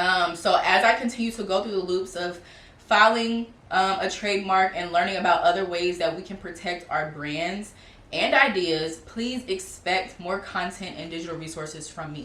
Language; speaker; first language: English; native; English